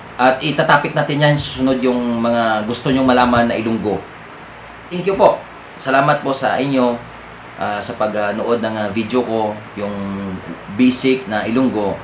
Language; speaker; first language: Filipino; non-native, local second language; Hiligaynon